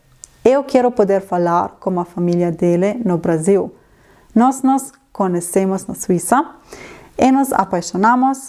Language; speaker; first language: Portuguese; non-native, learner; Swiss German